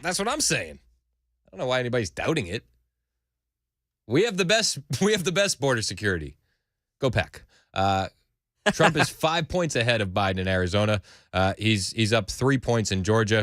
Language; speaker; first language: English; native; English